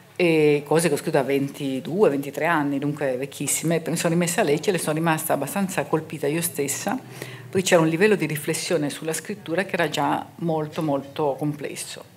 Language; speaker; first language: Italian; native; Italian